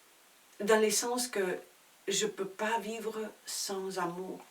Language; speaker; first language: French; non-native, fluent; Spanish